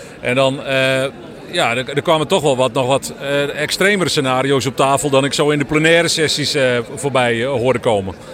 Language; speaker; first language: Dutch; non-native, local second language; Western Frisian